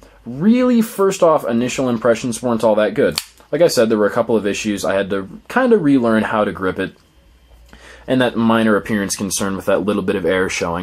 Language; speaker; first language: English; native; English